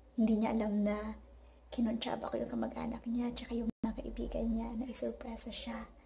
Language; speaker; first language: Filipino; non-native, local second language; Hiligaynon